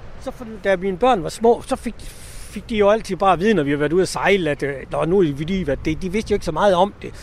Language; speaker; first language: Danish; native; Danish